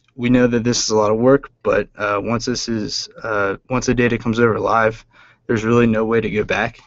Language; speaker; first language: English; native; English